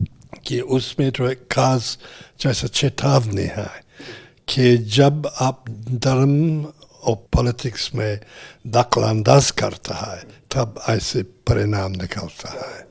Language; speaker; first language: Hindi; non-native, fluent; English